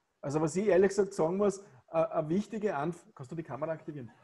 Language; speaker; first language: German; native; German